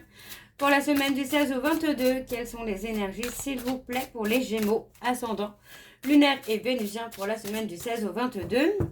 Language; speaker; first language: French; native; French